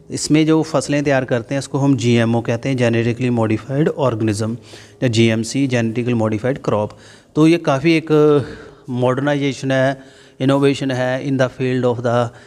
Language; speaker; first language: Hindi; non-native, local second language; Punjabi